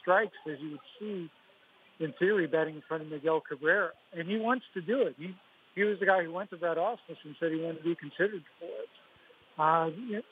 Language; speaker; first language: English; native; English